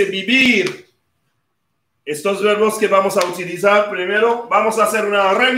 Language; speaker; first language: Spanish; non-native, fluent; Haitian Creole